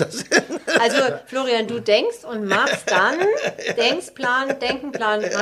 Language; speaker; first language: German; native; German